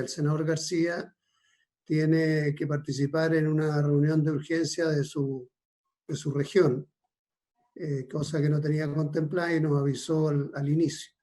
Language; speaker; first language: Spanish; native; Spanish